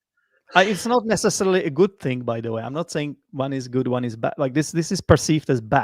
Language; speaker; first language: English; non-native, fluent; Czech